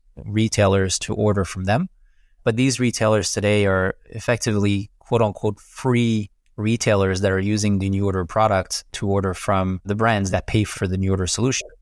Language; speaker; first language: English; non-native, fluent; French